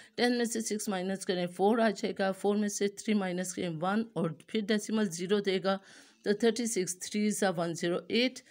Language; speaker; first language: Urdu; native; Urdu